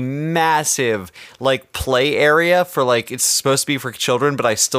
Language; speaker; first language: English; native; English